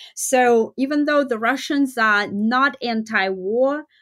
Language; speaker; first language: English; non-native, fluent; Russian